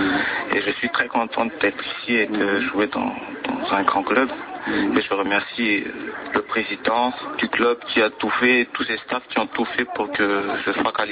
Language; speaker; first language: French; non-native, local second language; Malagasy